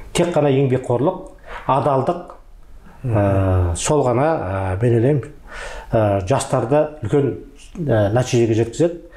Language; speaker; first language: Kazakh; native; Kazakh